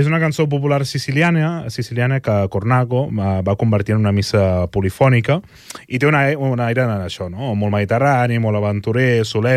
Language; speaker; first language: Catalan; native; Catalan